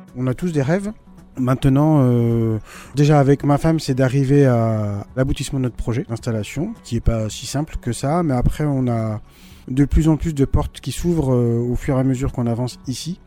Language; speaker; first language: French; native; French